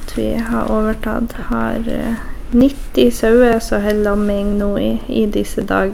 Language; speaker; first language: Norwegian; native; Norwegian